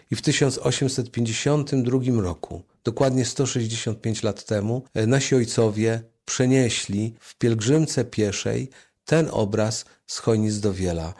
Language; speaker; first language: Polish; native; Polish